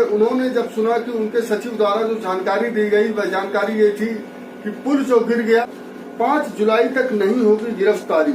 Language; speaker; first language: Hindi; native; Hindi